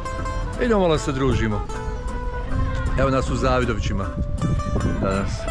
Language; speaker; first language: Croatian; native; Croatian